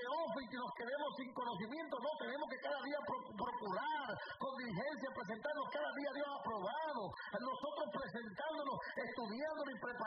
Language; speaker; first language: Spanish; native; Spanish